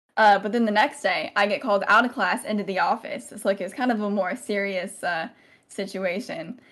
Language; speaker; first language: English; native; English